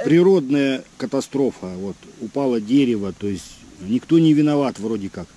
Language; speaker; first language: Russian; native; Russian